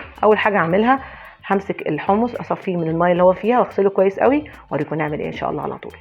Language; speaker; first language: Arabic; native; Arabic